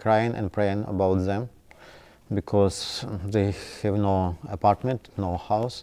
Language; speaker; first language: English; non-native, learner; Ukrainian